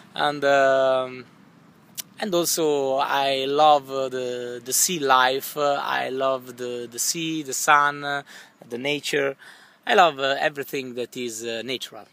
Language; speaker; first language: English; non-native, learner; Italian